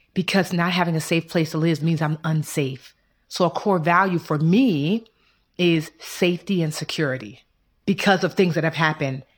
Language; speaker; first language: English; early bilingual, other home language; Yoruba